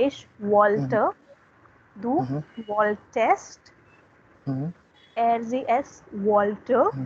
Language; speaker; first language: German; non-native, fluent; Hindi